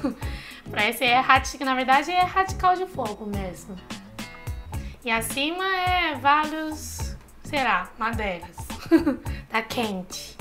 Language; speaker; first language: Portuguese; non-native, fluent; Chinese